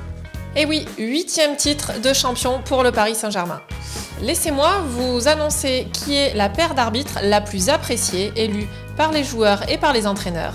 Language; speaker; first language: French; native; French